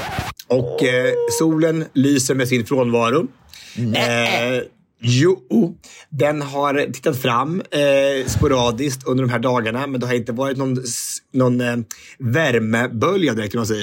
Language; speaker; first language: Swedish; native; Swedish